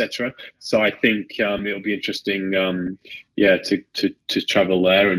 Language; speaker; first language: English; native; English